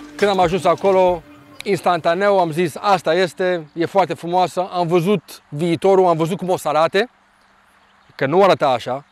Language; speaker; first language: Romanian; early bilingual, heritage; Romanian